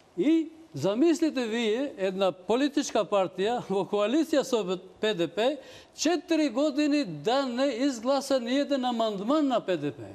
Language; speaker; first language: Macedonian; non-native, local second language; Albanian